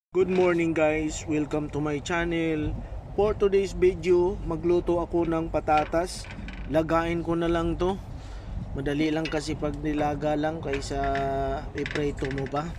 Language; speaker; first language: Filipino; non-native, local second language; Cebuano